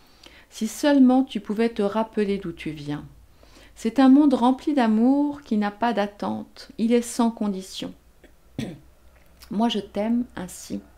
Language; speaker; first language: French; native; French